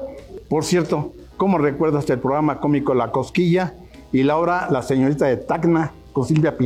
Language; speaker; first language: Spanish; native; Spanish